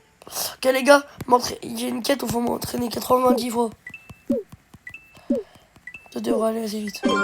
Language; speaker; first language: French; native; French